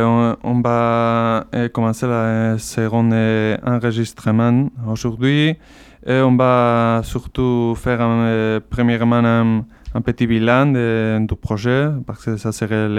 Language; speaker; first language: French; non-native, learner; Basque